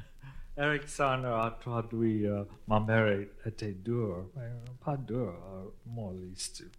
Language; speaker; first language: French; non-native, learner; English